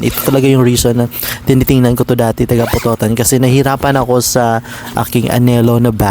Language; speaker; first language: Filipino; non-native, local second language; Hiligaynon